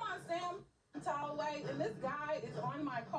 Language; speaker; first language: English; native; English